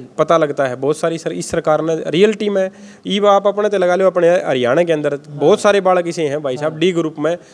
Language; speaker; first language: Hindi; native; Hindi